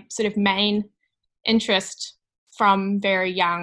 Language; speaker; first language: English; native; English